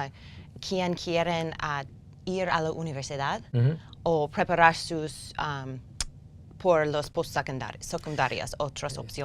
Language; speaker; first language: Spanish; non-native, learner; English